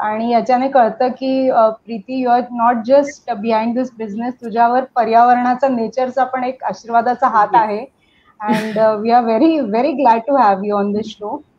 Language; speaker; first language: Marathi; native; Marathi